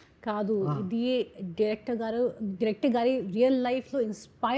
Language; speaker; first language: Telugu; non-native, learner; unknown